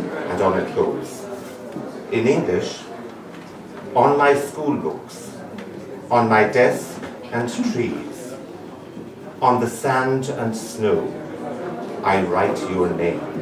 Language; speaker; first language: English; native; English